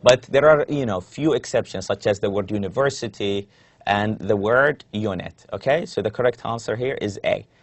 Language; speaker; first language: English; non-native, fluent; Arabic